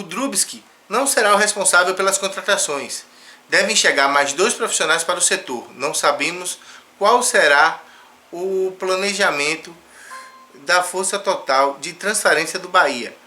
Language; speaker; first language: Portuguese; native; Portuguese